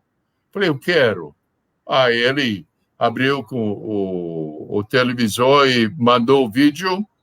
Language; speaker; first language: Portuguese; non-native, fluent; English